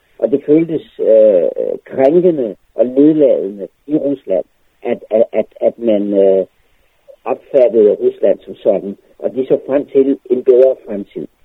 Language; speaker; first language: Danish; native; Danish